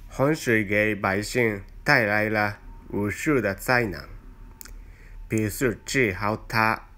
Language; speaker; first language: Chinese; non-native, learner; Japanese